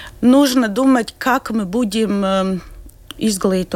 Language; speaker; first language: Russian; non-native, local second language; Latvian